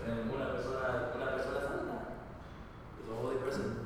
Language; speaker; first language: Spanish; non-native, learner; English